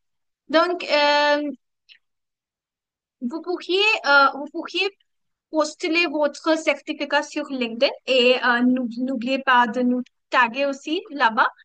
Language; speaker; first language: French; non-native, learner; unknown